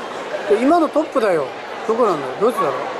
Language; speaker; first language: Japanese; native; Japanese